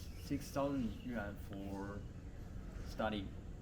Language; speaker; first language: English; non-native, learner; Chinese